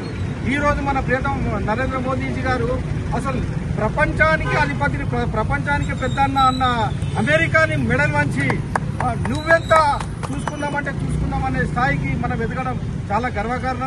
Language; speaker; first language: Telugu; native; Telugu